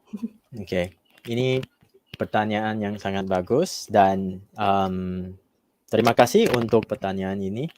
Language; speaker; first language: Indonesian; non-native, fluent; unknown